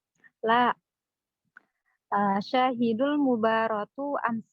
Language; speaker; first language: Arabic; non-native, learner; Indonesian